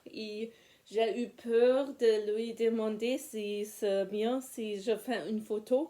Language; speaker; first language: French; non-native, fluent; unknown